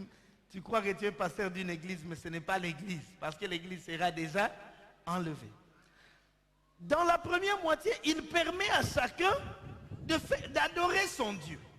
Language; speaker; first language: French; non-native, local second language; Lingala